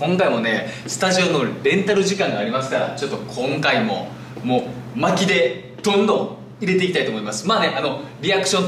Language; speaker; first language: Japanese; native; Japanese